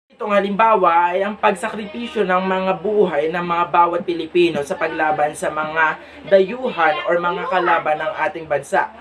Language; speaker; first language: Filipino; native; Filipino